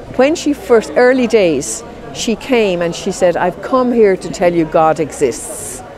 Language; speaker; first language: English; native; English